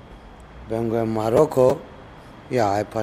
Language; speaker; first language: Spanish; non-native, learner; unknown